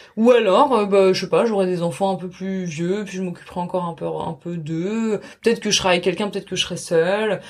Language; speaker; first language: French; native; French